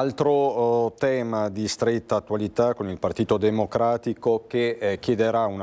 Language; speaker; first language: Italian; native; Italian